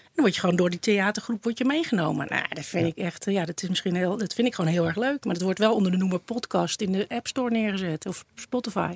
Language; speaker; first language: Dutch; native; Dutch